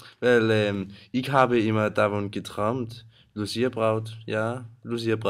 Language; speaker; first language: German; non-native, learner; Danish